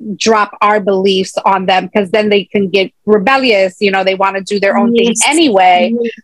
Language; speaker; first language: English; native; English